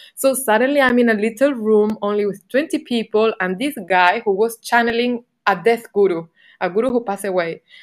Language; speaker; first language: English; non-native, fluent; Spanish